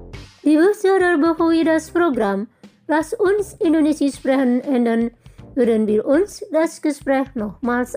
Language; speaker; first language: German; non-native, fluent; Indonesian